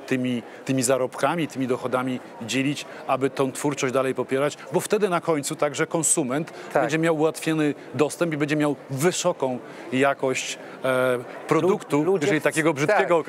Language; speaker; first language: Polish; native; Polish